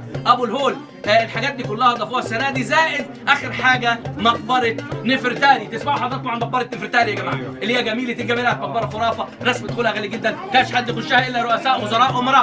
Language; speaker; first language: Arabic; native; Arabic